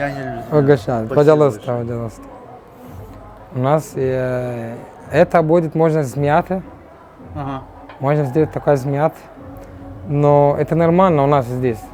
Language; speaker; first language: Russian; non-native, learner; Arabic